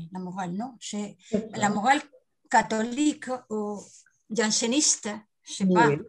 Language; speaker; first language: French; non-native, learner; Spanish